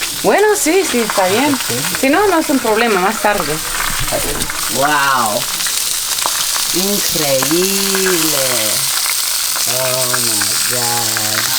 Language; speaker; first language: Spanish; non-native, learner; English